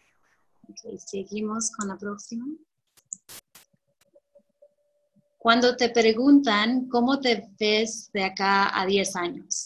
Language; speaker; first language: Spanish; early bilingual, heritage; Spanish